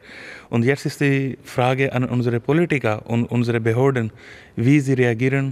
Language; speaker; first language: German; non-native, fluent; Urdu